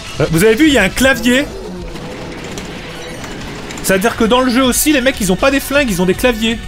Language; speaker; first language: French; native; French